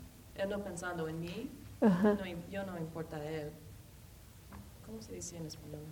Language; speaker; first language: Spanish; non-native, learner; English